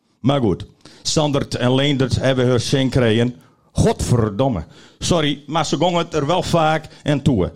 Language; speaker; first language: Dutch; non-native, local second language; Western Frisian